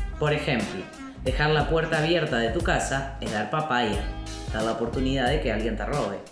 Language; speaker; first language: Spanish; native; Spanish